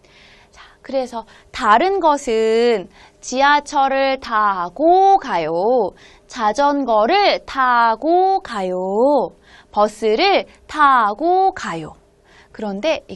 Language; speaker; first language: Korean; non-native, fluent; Hmong